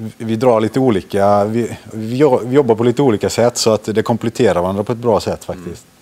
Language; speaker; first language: Swedish; early bilingual, other home language; Finnish